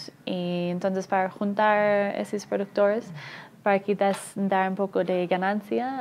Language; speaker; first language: Spanish; non-native, fluent; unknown